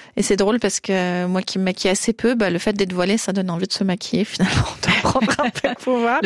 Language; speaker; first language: French; native; French